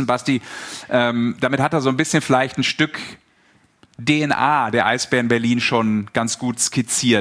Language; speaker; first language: German; native; German